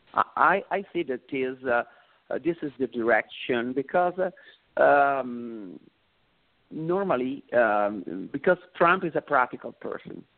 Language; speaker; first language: English; non-native, fluent; Italian